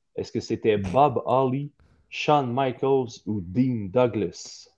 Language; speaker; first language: French; native; French